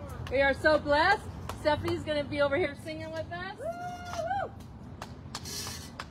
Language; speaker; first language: English; native; English